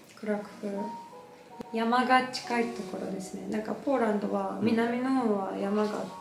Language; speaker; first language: Japanese; non-native, fluent; Polish